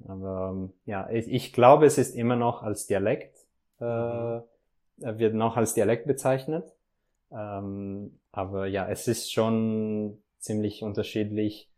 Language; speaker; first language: German; non-native, fluent; Italian